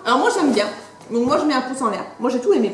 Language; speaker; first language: French; native; French